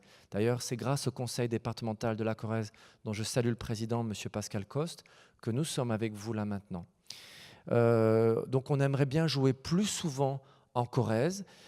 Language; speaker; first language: French; native; French